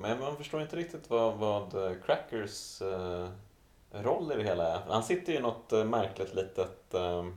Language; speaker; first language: Swedish; native; Swedish